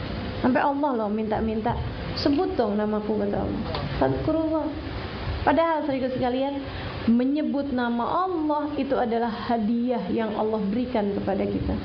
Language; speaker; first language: Indonesian; native; Indonesian